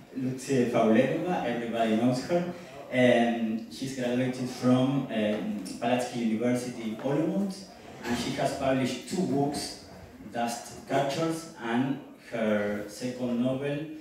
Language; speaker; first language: English; non-native, learner; Spanish